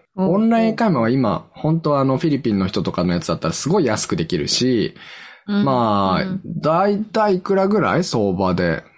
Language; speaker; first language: Japanese; native; Japanese